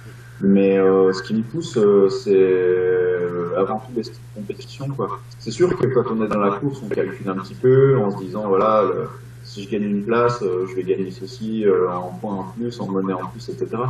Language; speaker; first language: French; native; French